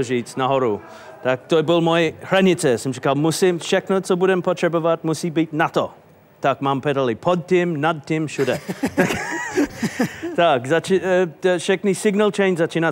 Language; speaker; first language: Czech; non-native, fluent; English